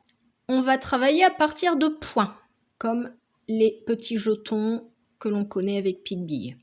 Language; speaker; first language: French; native; French